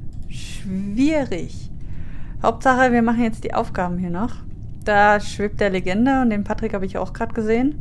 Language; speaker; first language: German; native; German